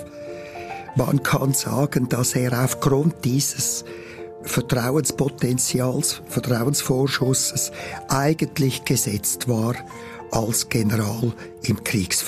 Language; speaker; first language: German; native; German